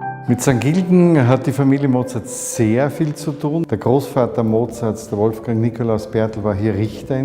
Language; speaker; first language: German; native; German